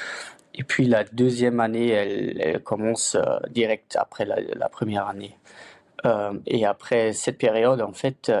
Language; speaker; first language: French; non-native, fluent; Luxembourgish